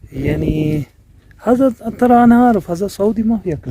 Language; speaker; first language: Arabic; non-native, learner; Urdu